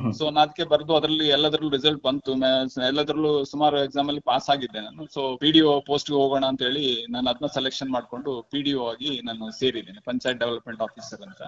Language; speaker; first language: Kannada; non-native, local second language; Kodava